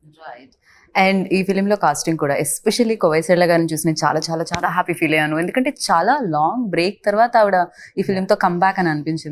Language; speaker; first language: Telugu; native; Telugu